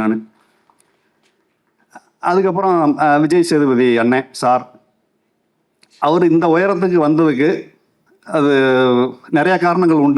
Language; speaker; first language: Tamil; native; Tamil